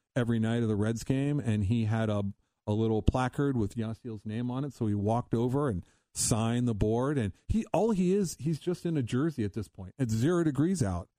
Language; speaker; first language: English; native; English